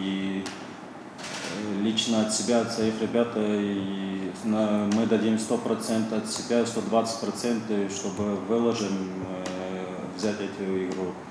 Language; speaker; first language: Russian; non-native, local second language; Tajik